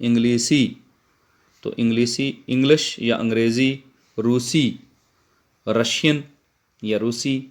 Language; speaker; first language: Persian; non-native, fluent; Urdu